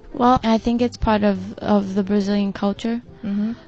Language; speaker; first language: English; non-native, fluent; Portuguese